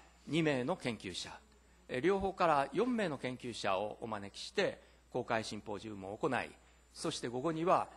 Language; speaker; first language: Japanese; native; Japanese